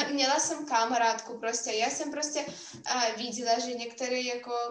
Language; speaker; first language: Czech; non-native, fluent; Russian